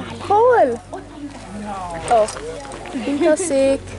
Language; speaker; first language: Hungarian; early bilingual, heritage; Hungarian